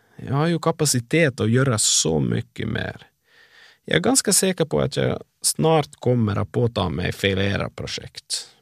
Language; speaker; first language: Swedish; native; Swedish